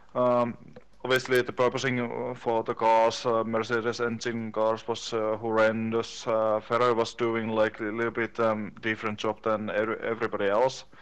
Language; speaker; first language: English; non-native, learner; Finnish